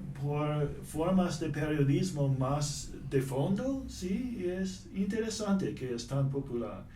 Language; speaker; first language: Spanish; non-native, fluent; English